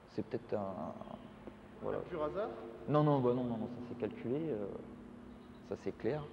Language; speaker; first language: French; native; French